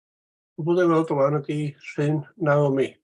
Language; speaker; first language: Welsh; native; Welsh